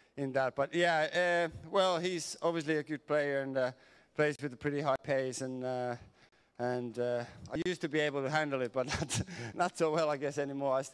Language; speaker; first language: English; non-native, fluent; Finnish